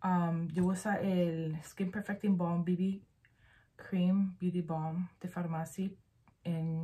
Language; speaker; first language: Spanish; early bilingual, heritage; Spanish